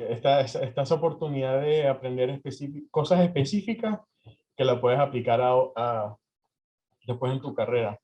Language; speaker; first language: Spanish; early bilingual, heritage; Spanish